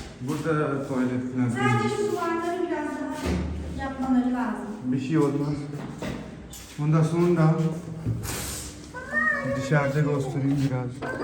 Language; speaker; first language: Turkish; non-native, learner; Urdu